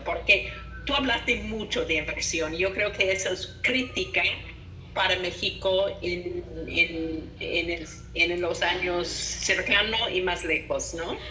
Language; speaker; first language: Spanish; non-native, fluent; English